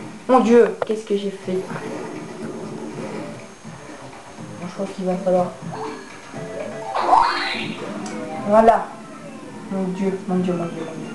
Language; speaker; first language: French; native; French